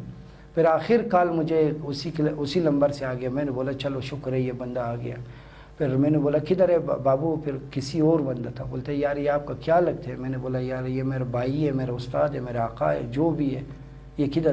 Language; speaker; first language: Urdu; non-native, local second language; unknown